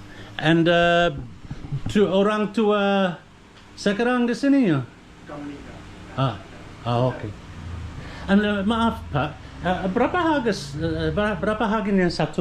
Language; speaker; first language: Indonesian; non-native, learner; English